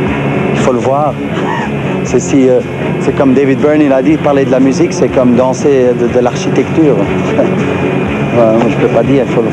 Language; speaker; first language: French; non-native, local second language; Dutch